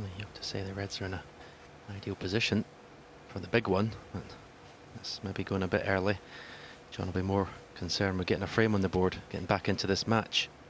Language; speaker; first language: English; native; English